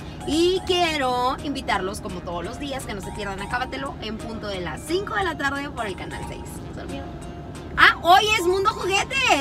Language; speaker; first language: Spanish; native; Spanish